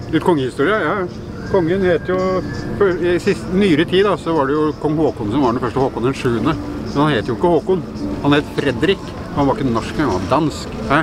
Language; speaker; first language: Norwegian; native; Norwegian